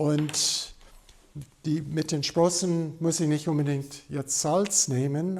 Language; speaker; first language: German; non-native, fluent; English